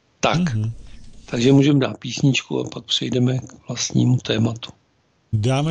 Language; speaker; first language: Czech; native; Czech